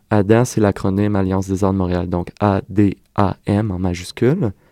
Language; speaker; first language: French; native; French